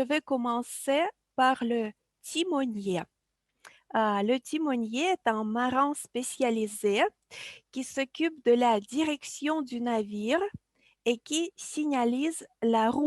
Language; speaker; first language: French; non-native, fluent; Russian